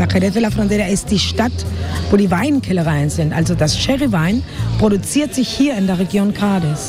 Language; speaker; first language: German; non-native, fluent; Spanish